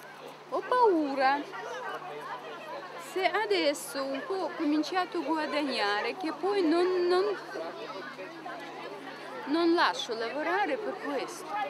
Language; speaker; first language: Italian; non-native, learner; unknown